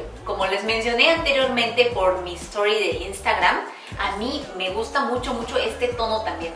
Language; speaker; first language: Spanish; non-native, fluent; Korean